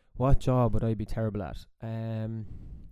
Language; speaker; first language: English; native; English